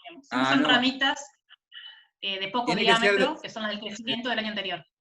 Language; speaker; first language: Spanish; native; Spanish